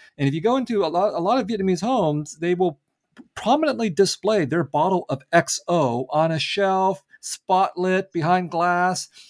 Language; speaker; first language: English; early bilingual, other home language; Vietnamese